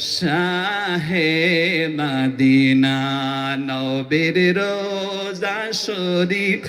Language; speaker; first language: Bangla; non-native, local second language; Assamese